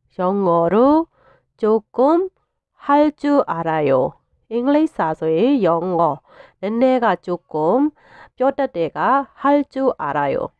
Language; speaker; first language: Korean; non-native, fluent; Burmese